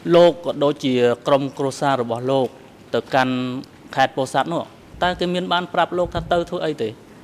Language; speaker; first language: Khmer; native; Khmer